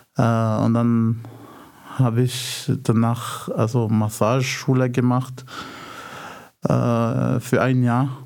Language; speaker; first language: German; non-native, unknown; Arabic